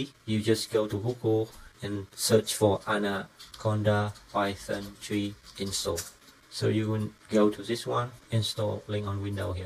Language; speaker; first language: English; non-native, fluent; Vietnamese